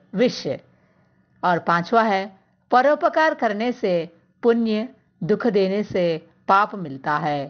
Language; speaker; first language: Hindi; non-native, local second language; Telugu